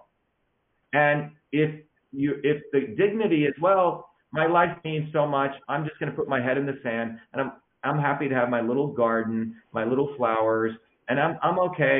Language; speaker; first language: English; early bilingual, other home language; Tamil